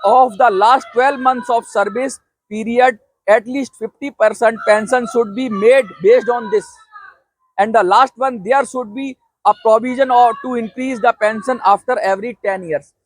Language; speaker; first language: English; non-native, local second language; Hindi